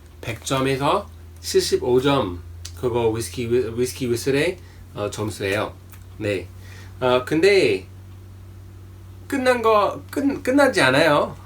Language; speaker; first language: Korean; non-native, fluent; English